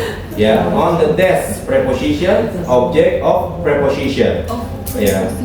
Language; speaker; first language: English; non-native, fluent; Indonesian